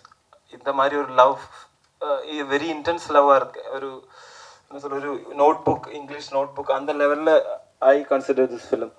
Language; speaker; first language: Tamil; non-native, learner; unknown